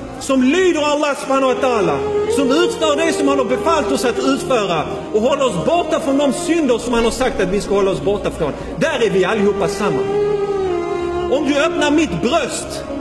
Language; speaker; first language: Swedish; non-native, fluent; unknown